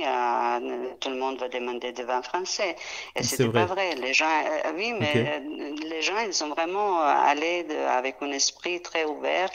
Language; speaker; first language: French; non-native, fluent; Serbian